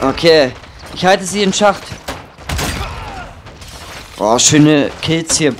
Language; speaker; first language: German; native; German